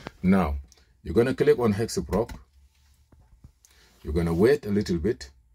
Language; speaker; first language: English; non-native, fluent; Arabic